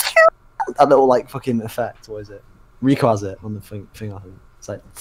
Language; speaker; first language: English; native; English